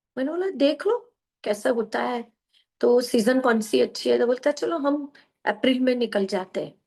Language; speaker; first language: Hindi; non-native, local second language; Gujarati